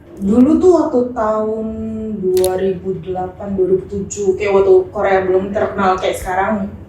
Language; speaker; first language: Indonesian; native; Indonesian